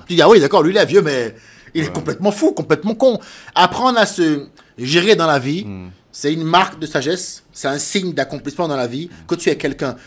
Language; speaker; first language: French; native; French